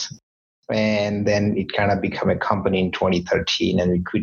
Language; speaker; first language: English; non-native, local second language; Hindi